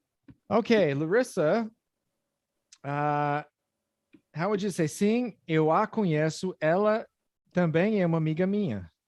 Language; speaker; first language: Portuguese; non-native, fluent; English